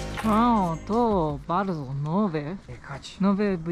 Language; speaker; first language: Polish; non-native, learner; Japanese